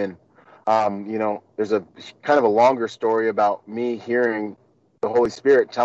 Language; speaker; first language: English; native; English